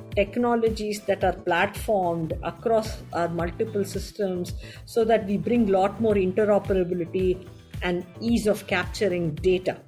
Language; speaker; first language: English; non-native, local second language; Tamil